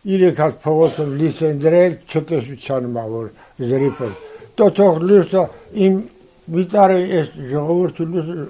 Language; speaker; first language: Armenian; native; Armenian